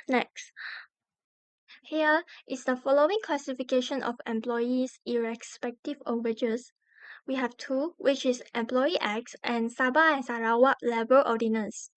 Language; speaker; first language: English; non-native, learner; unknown